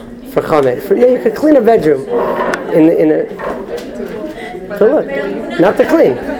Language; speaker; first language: English; native; English